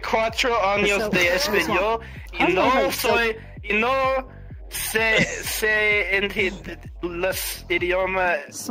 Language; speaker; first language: Spanish; non-native, learner; English